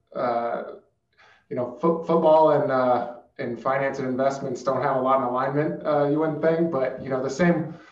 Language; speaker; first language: English; native; English